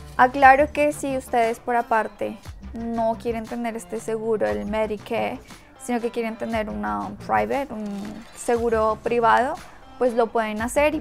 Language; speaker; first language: Spanish; native; Spanish